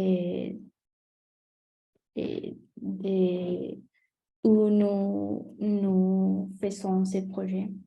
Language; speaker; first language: French; non-native, learner; Spanish